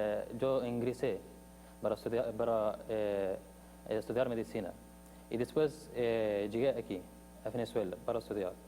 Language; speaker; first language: Spanish; non-native, fluent; Arabic